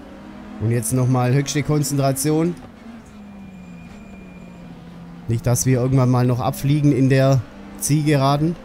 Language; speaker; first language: German; native; German